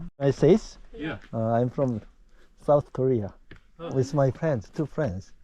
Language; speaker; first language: English; non-native, learner; Korean